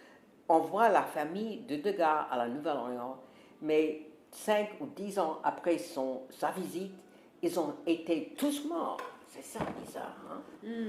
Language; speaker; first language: French; non-native, fluent; English